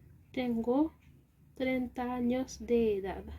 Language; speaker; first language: Spanish; non-native, local second language; Haitian Creole